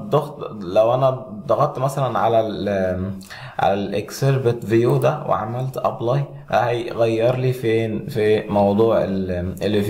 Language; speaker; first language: Arabic; native; Arabic